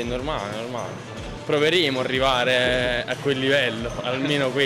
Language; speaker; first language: Italian; native; Italian